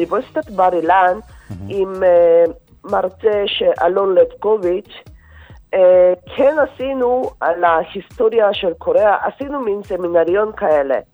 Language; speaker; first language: Hebrew; non-native, fluent; Korean